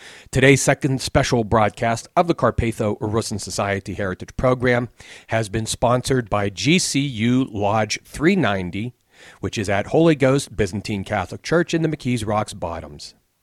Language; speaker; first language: English; native; English